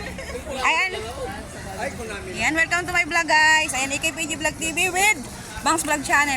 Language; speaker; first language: Filipino; non-native, local second language; Bikol